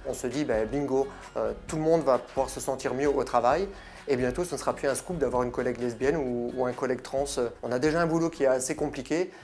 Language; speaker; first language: French; native; French